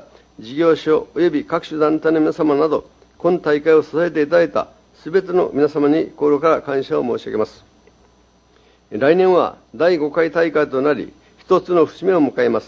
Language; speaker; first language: Japanese; native; Japanese